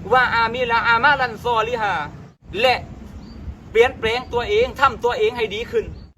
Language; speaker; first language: Thai; non-native, local second language; Malay